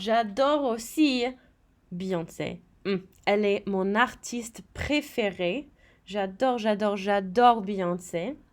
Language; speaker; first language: French; non-native, fluent; English